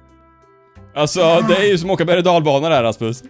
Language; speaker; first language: Swedish; native; Swedish